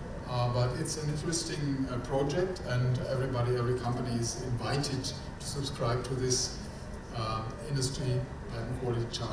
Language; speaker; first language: English; non-native, fluent; German